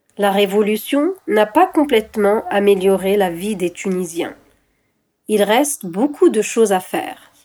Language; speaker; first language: French; non-native, local second language; Arabic